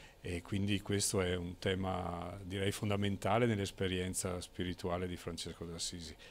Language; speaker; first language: Italian; native; Italian